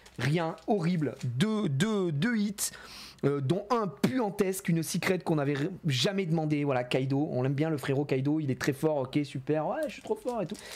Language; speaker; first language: French; native; French